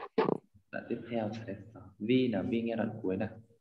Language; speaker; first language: Vietnamese; native; Vietnamese